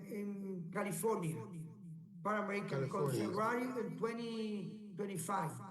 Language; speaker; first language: English; non-native, learner; Spanish